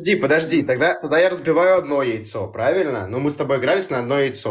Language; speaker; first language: Russian; native; Russian